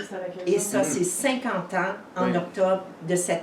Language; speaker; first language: French; native; French